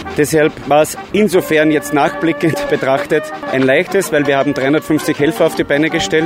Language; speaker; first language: German; native; German